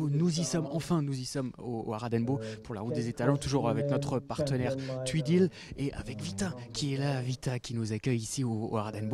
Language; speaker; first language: French; native; French